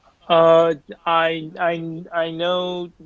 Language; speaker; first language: English; non-native, learner; Chinese